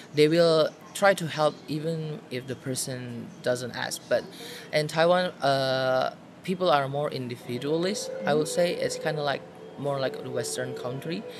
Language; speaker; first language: English; non-native, fluent; Indonesian